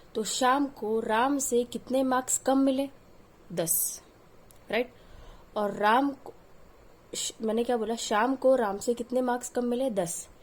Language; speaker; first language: Hindi; non-native, local second language; Marathi